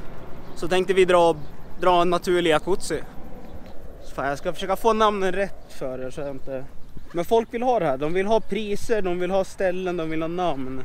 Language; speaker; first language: Swedish; native; Swedish